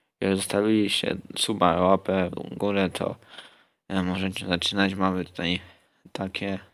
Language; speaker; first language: Polish; native; Polish